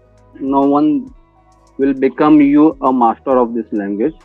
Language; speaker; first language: English; non-native, learner; Hindi